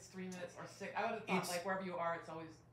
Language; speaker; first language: English; native; English